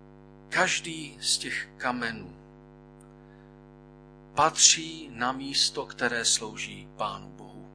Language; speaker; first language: Czech; native; Czech